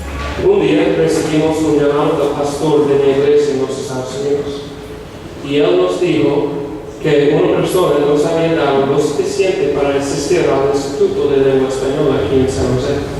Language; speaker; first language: Spanish; non-native, fluent; English